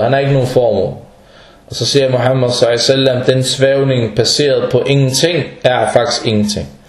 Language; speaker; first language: Danish; non-native, fluent; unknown